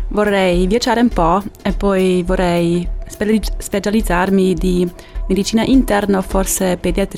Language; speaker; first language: Italian; non-native, fluent; German